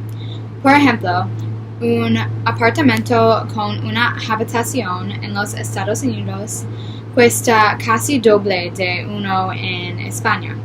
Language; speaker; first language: Spanish; non-native, learner; English